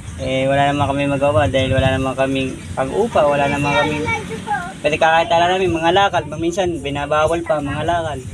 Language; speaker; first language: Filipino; non-native, local second language; Cebuano